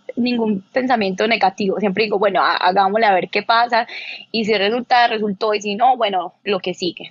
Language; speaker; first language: Spanish; native; Spanish